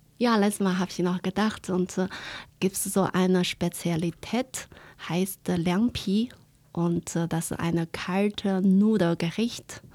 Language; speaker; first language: German; non-native, fluent; Chinese